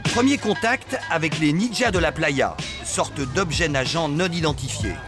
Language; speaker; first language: French; native; French